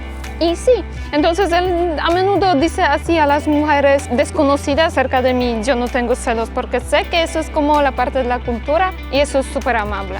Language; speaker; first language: Spanish; non-native, fluent; Polish